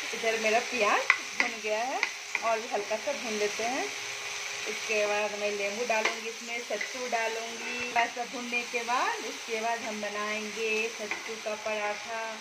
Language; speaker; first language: Hindi; non-native, local second language; Bangla